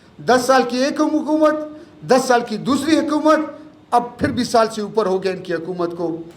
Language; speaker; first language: Urdu; non-native, local second language; Pashto